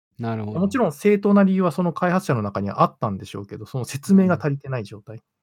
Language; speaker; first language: Japanese; native; Japanese